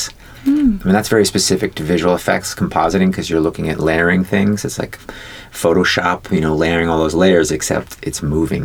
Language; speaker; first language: English; native; English